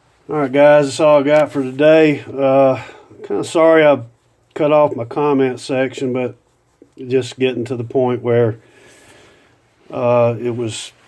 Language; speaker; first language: English; native; English